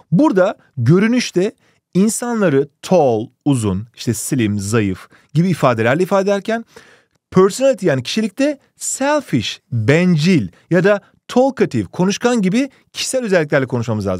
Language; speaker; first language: Turkish; native; Turkish